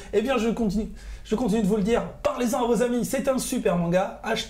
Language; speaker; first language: French; native; French